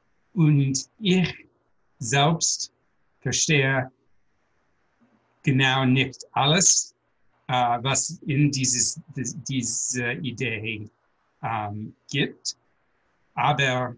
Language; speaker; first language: German; non-native, learner; English